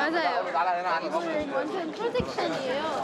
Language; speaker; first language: Korean; non-native, fluent; Arabic